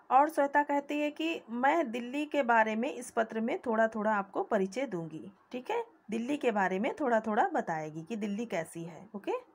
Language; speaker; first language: Hindi; native; Hindi